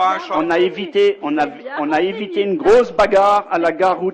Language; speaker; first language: French; native; French